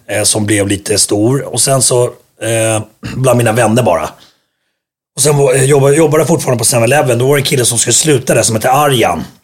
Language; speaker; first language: Swedish; early bilingual, other home language; Finnish